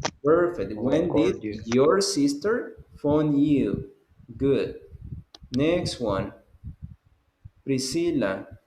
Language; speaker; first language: English; non-native, fluent; Spanish